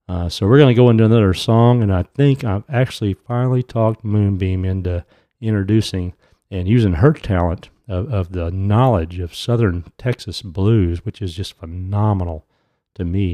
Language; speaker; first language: English; native; English